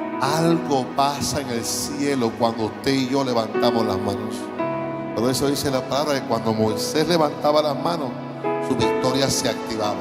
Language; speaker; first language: Spanish; native; Spanish